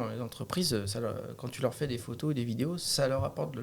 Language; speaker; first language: French; native; French